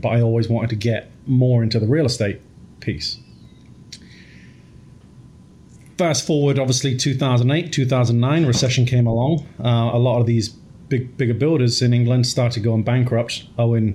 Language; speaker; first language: English; native; English